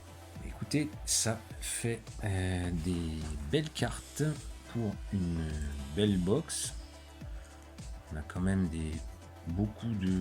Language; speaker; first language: French; native; French